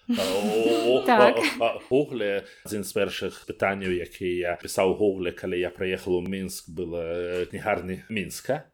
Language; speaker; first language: Belarusian; non-native, learner; Russian